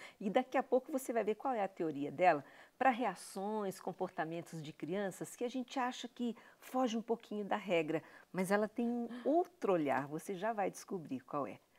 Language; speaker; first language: Portuguese; native; Portuguese